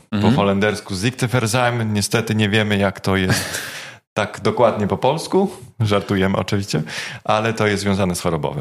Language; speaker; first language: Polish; native; Polish